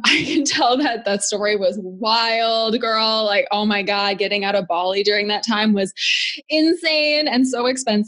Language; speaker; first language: English; native; English